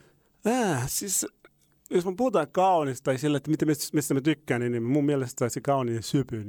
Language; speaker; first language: Finnish; non-native, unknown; Arabic